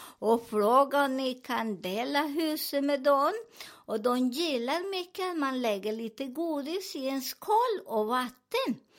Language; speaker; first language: Swedish; non-native, learner; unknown